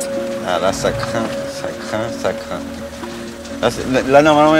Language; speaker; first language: French; native; French